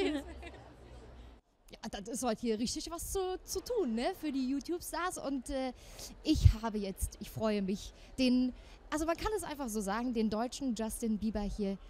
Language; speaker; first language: German; native; German